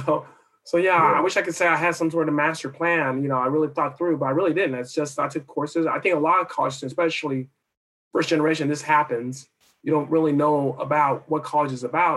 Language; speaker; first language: English; native; English